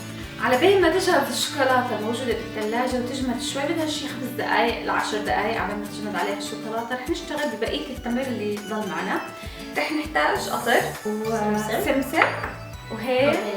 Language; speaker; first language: Arabic; native; Arabic